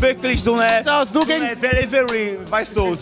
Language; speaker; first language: German; non-native, fluent; Polish